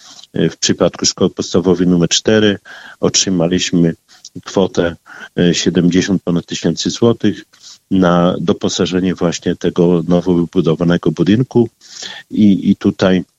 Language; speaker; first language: Polish; native; Polish